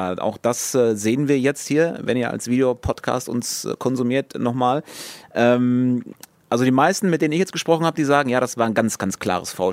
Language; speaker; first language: German; native; German